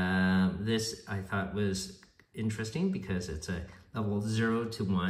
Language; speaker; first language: English; native; English